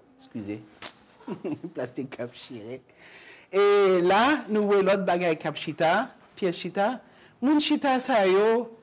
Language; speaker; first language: Haitian Creole; non-native, fluent; Hebrew